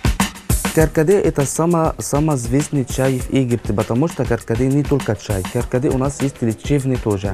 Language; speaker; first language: Russian; non-native, learner; Arabic